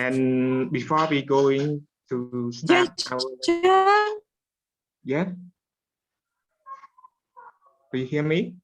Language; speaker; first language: English; non-native, learner; Khmer